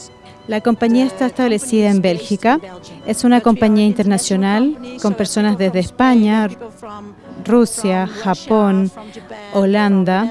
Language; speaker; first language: Spanish; non-native, fluent; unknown